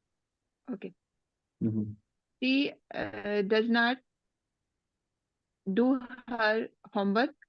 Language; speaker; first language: English; non-native, learner; Urdu